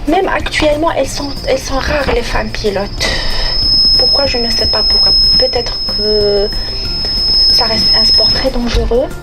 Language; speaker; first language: French; non-native, local second language; Arabic